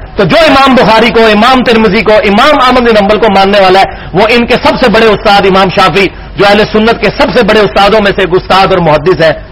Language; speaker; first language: Urdu; non-native, local second language; Punjabi